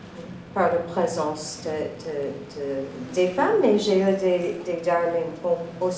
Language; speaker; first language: French; non-native, fluent; English